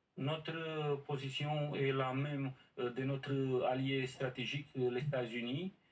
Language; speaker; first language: French; non-native, learner; Romanian